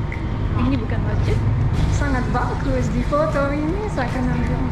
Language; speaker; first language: Indonesian; non-native, fluent; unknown